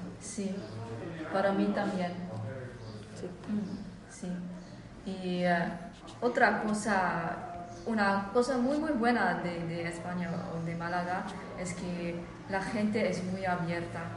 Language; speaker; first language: Spanish; non-native, fluent; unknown